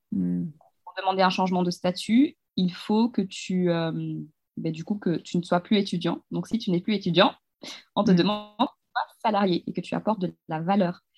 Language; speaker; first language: French; non-native, local second language; Fula